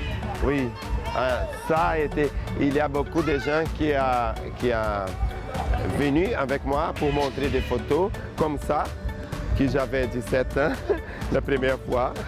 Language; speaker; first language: French; non-native, fluent; Portuguese